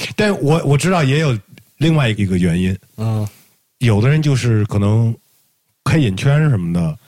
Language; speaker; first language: Chinese; native; Chinese